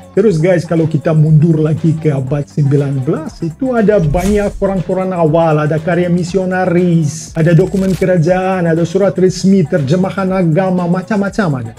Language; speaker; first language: Indonesian; non-native, fluent; Russian